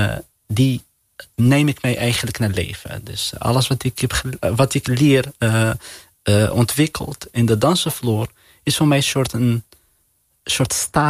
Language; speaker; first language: Dutch; non-native, fluent; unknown